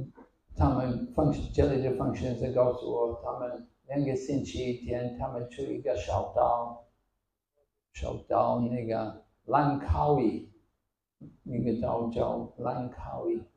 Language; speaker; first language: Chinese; non-native, fluent; English